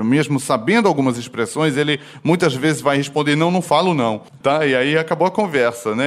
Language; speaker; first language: Portuguese; non-native, fluent; Russian